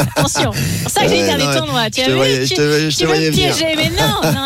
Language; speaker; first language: French; native; French